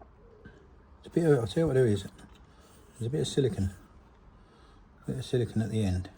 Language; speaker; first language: English; native; English